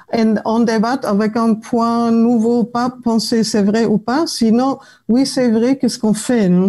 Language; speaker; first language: French; non-native, fluent; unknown